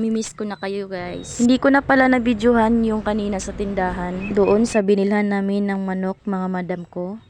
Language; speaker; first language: Filipino; non-native, local second language; Cebuano